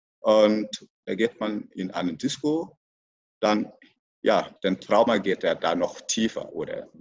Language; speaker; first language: German; non-native, fluent; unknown